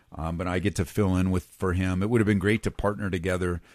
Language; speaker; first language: English; native; English